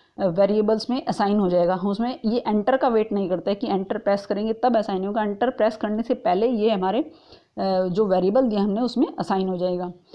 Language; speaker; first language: Hindi; native; Hindi